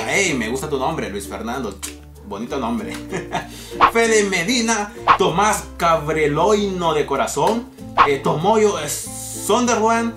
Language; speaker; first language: Spanish; native; Spanish